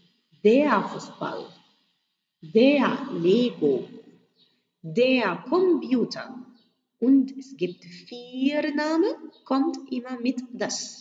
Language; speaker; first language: German; non-native, fluent; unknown